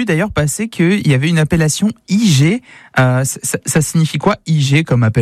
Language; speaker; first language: French; native; French